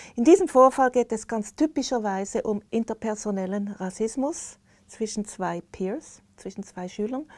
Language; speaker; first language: German; native; German